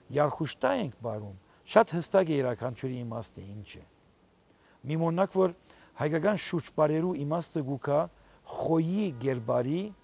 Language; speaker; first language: Armenian; early bilingual, heritage; Armenian